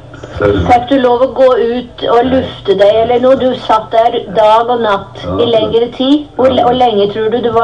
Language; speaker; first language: Norwegian; native; Norwegian